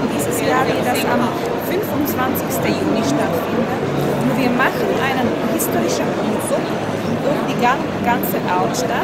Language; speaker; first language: German; non-native, fluent; Slovak